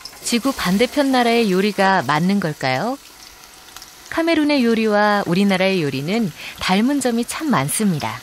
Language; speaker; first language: Korean; native; Korean